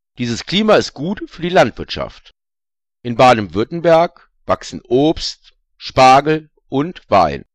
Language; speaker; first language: German; native; German